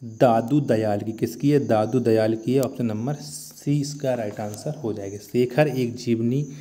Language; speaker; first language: Hindi; native; Hindi